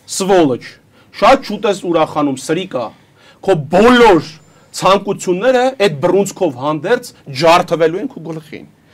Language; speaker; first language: Armenian; native; Armenian